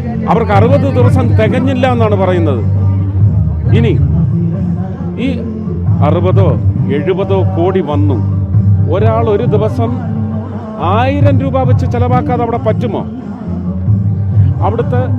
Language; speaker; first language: Malayalam; native; Malayalam